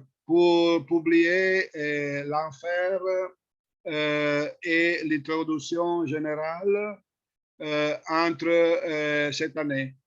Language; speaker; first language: French; non-native, fluent; Italian